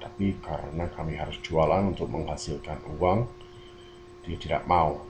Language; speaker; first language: Indonesian; non-native, fluent; English